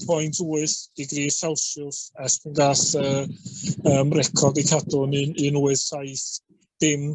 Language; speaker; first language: Welsh; native; Welsh